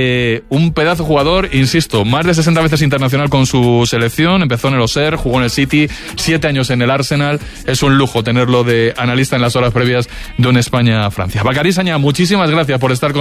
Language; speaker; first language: Spanish; native; Spanish